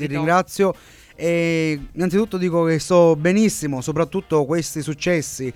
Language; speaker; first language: Italian; native; Italian